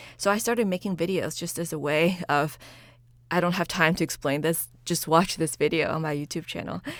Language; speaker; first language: English; early bilingual, other home language; Chinese